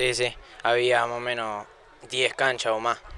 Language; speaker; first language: Spanish; native; Spanish